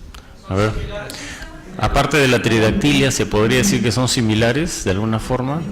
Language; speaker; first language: Spanish; native; Spanish